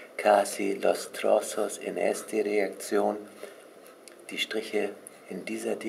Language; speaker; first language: Spanish; non-native, learner; German